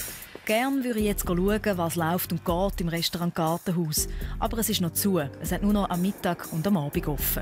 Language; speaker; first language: German; native; German